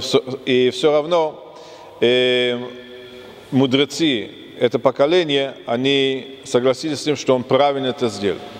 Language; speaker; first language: Russian; non-native, fluent; German